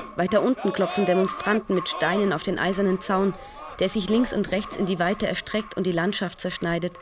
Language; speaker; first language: German; native; German